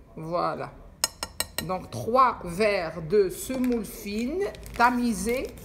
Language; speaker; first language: French; non-native, local second language; Arabic